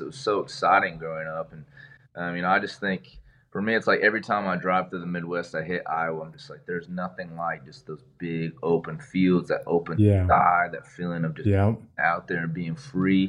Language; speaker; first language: English; native; English